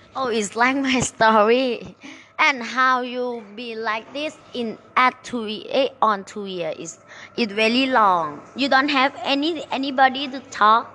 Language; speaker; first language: English; non-native, learner; Thai